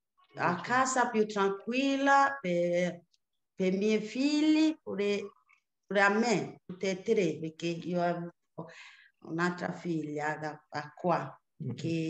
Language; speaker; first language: Italian; non-native, learner; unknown